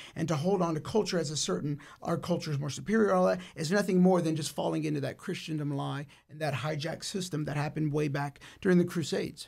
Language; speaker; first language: English; native; English